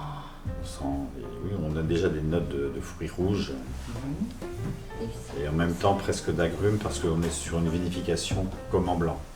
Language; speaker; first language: French; native; French